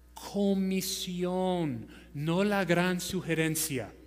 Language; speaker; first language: Spanish; non-native, fluent; English